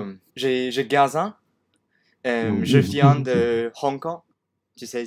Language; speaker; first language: French; non-native, learner; Cantonese